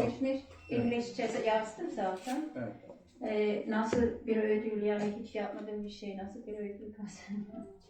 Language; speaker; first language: Turkish; non-native, learner; German